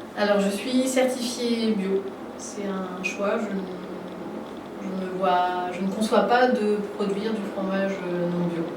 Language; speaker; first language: French; native; French